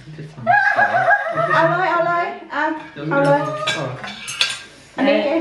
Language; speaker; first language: Swedish; non-native, learner; Thai